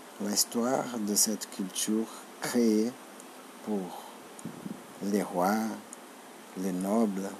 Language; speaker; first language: French; non-native, learner; Portuguese